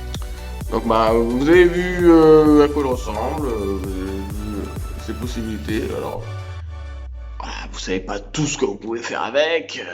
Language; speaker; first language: French; native; French